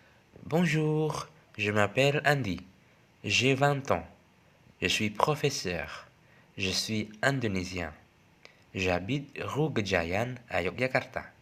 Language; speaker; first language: French; non-native, fluent; Indonesian